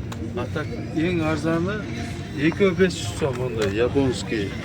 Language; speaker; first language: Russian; non-native, local second language; Kyrgyz